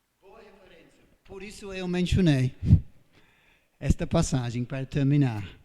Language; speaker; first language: Portuguese; non-native, fluent; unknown